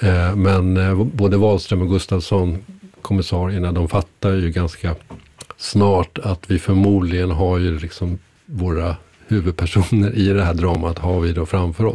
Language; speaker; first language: Swedish; native; Swedish